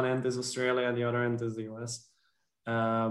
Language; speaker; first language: English; non-native, fluent; Dutch